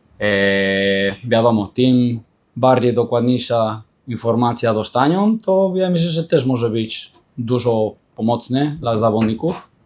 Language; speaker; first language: Polish; non-native, fluent; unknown